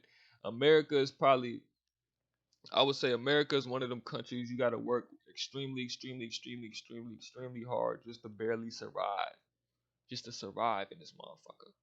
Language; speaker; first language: English; native; English